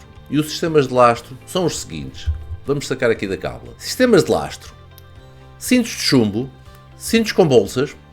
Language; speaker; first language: Portuguese; native; Portuguese